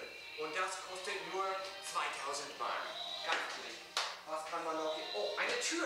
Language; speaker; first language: German; non-native, learner; English